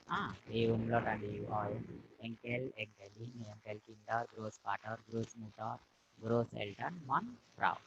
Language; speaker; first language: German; non-native, fluent; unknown